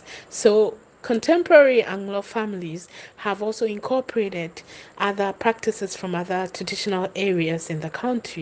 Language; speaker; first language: English; non-native, local second language; Ewe